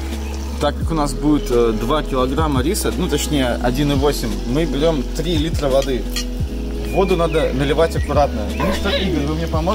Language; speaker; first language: Russian; native; Russian